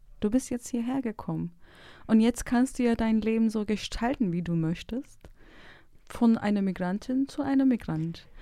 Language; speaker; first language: German; non-native, fluent; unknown